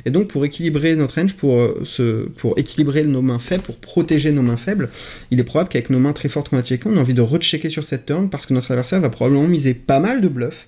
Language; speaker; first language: French; native; French